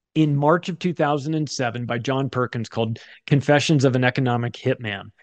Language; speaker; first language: English; native; English